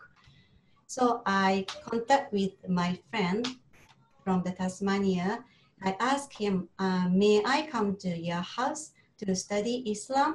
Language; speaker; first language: English; non-native, learner; Japanese